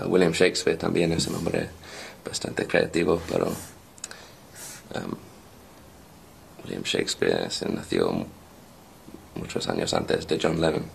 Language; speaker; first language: Spanish; non-native, fluent; English